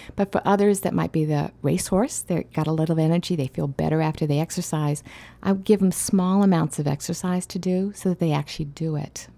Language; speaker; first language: English; native; English